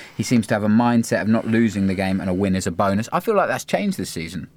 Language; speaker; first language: English; native; English